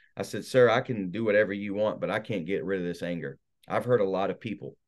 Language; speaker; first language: English; native; English